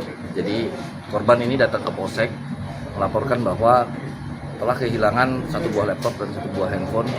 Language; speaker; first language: Indonesian; native; Indonesian